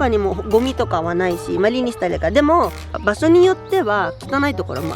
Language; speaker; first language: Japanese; early bilingual, other home language; Filipino